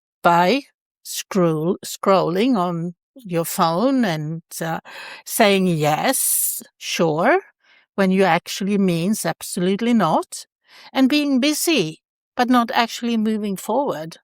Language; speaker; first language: English; non-native, fluent; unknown